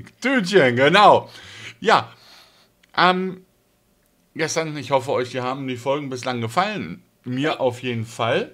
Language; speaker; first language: German; native; German